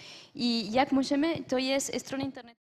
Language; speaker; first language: Polish; non-native, learner; French